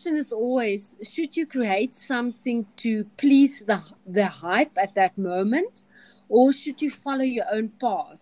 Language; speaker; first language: English; non-native, local second language; Afrikaans